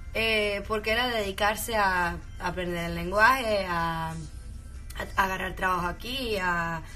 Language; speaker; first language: English; early bilingual, heritage; Spanish